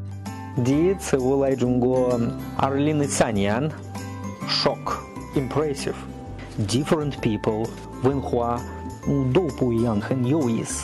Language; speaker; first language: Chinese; non-native, learner; Russian